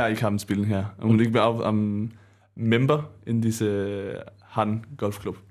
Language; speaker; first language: German; non-native, learner; Danish